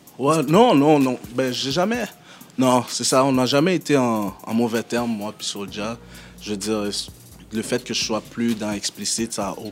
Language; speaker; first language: French; early bilingual, other home language; Haitian Creole